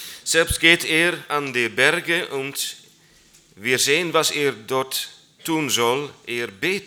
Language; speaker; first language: German; non-native, learner; Dutch